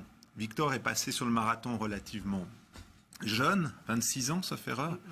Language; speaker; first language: French; native; French